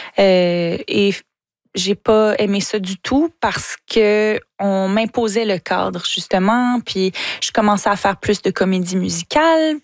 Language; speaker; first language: French; native; French